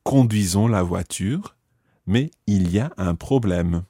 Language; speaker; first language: French; non-native, fluent; English